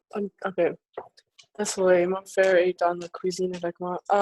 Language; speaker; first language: French; non-native, learner; English